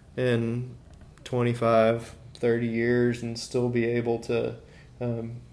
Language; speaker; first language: English; native; English